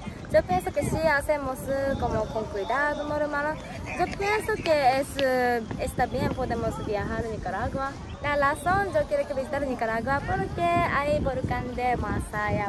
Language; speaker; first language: Spanish; non-native, learner; Japanese